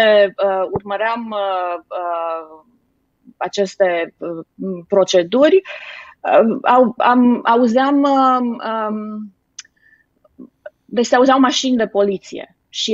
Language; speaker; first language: Romanian; native; Romanian